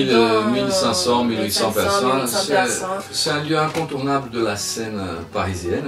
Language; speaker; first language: French; non-native, fluent; Spanish